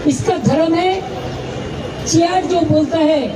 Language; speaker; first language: Hindi; non-native, local second language; Bangla